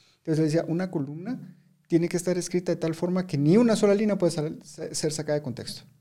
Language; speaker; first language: Spanish; native; Spanish